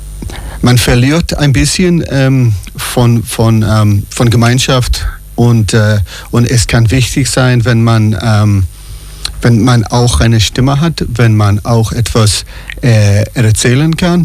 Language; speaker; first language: German; non-native, learner; English